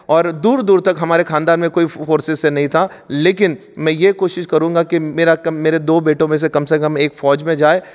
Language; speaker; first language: Hindi; non-native, local second language; Marathi